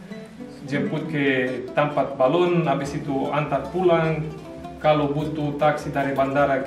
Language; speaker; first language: Indonesian; non-native, fluent; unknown